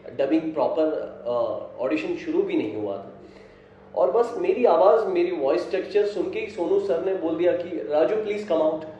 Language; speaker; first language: Hindi; non-native, local second language; Gujarati